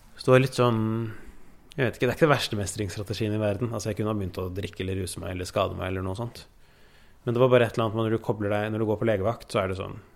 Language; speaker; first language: Norwegian; early bilingual, other home language; Persian